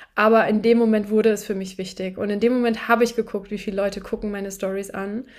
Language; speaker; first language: German; native; German